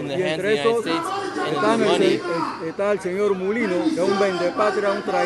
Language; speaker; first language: Spanish; native; Spanish